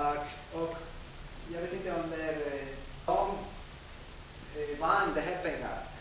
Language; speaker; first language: Swedish; non-native, learner; Spanish